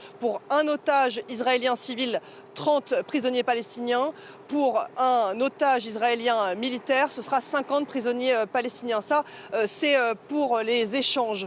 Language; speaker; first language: French; native; French